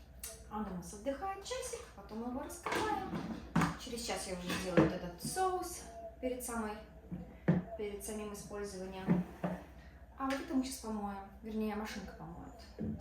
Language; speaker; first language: Russian; native; Russian